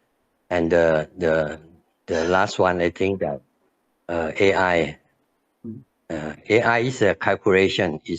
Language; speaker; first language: English; non-native, learner; Thai